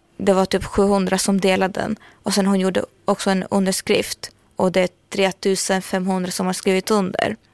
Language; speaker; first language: Swedish; non-native, learner; Albanian